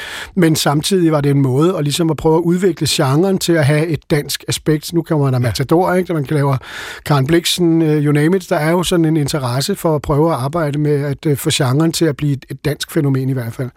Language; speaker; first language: Danish; native; Danish